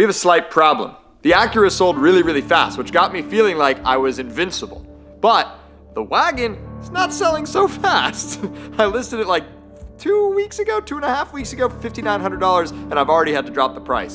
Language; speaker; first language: English; native; English